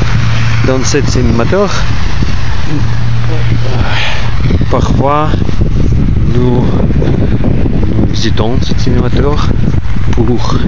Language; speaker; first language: French; non-native, learner; Ukrainian